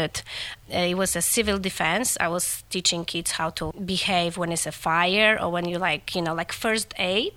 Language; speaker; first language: English; non-native, fluent; Polish